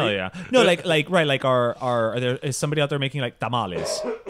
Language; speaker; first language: English; early bilingual, other home language; Spanish